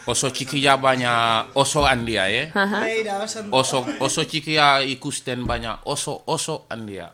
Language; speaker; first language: Basque; non-native, learner; Wolof